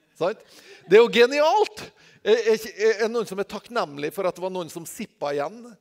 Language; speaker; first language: Norwegian; native; Norwegian